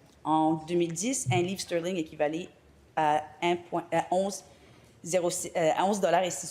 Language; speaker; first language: French; native; French